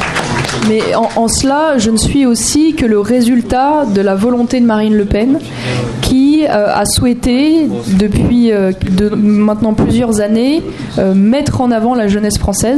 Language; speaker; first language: French; native; French